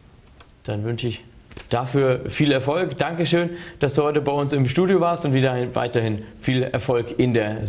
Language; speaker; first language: German; native; German